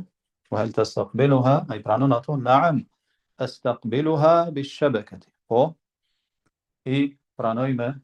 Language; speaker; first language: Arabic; non-native, fluent; Albanian